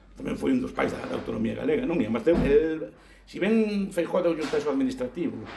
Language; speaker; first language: Galician; non-native, local second language; Spanish